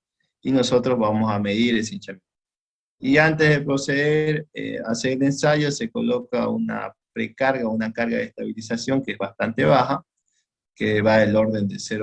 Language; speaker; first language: Spanish; native; Spanish